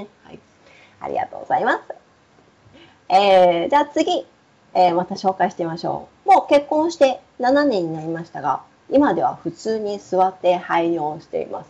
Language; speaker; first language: Japanese; native; Japanese